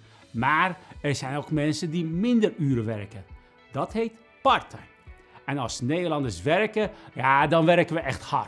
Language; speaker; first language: Dutch; non-native, fluent; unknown